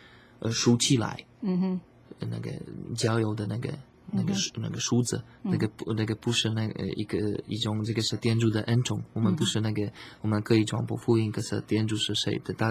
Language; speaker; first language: Chinese; non-native, learner; Slovak